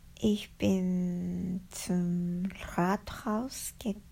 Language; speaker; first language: German; non-native, learner; Japanese